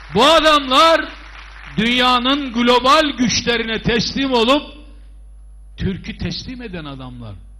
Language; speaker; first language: Turkish; native; Turkish